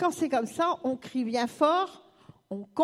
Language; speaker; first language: French; native; French